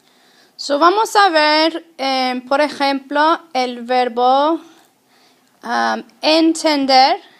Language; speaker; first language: Spanish; non-native, fluent; English